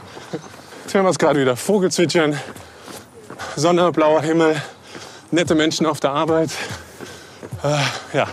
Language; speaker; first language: German; native; German